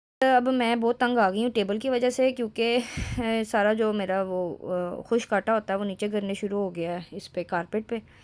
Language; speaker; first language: Urdu; native; Urdu